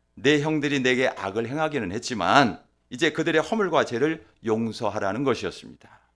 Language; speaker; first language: Korean; native; Korean